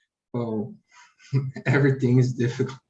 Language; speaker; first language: English; non-native, learner; Portuguese